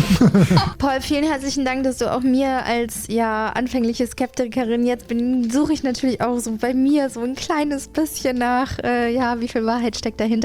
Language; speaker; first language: German; native; German